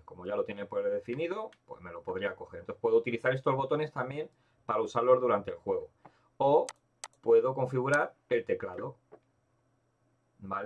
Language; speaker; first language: Spanish; native; Spanish